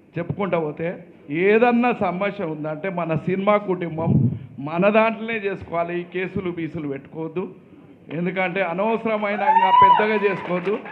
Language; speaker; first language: Telugu; native; Telugu